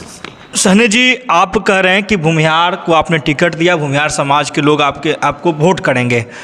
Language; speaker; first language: Hindi; native; Hindi